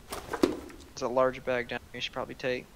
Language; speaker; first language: English; native; English